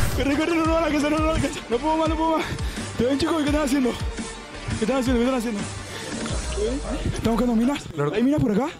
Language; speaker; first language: Spanish; native; Spanish